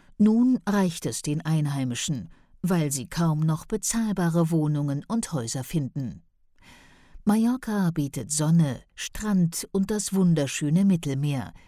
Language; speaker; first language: German; native; German